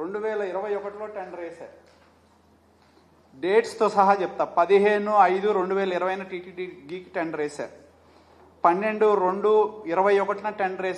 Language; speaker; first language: Telugu; native; Telugu